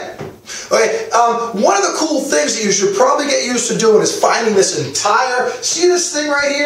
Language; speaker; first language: English; native; English